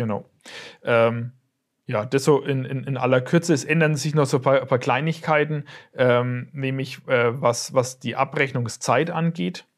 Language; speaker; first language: German; native; German